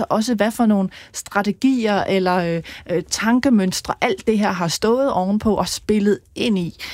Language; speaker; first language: Danish; native; Danish